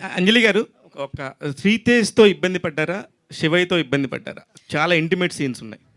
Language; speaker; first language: Telugu; native; Telugu